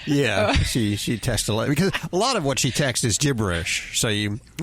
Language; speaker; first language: English; native; English